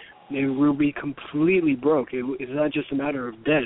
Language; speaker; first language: English; native; English